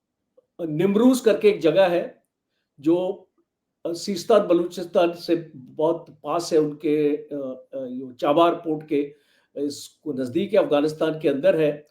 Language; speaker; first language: Hindi; native; Hindi